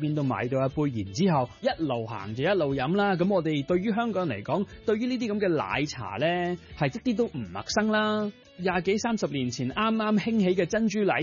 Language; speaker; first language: Cantonese; native; Cantonese